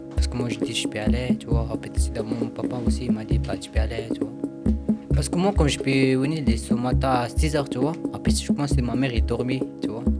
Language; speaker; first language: French; non-native, learner; Pashto